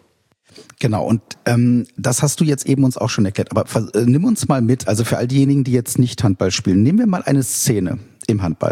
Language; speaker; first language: German; native; German